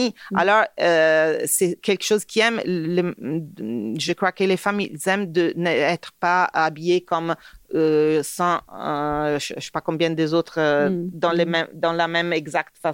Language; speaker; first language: French; non-native, fluent; Italian